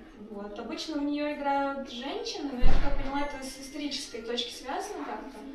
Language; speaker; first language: Russian; native; Russian